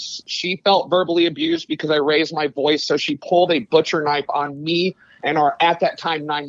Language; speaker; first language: English; native; English